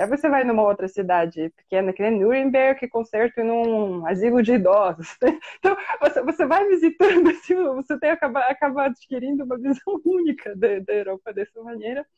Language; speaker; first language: Portuguese; non-native, fluent; Russian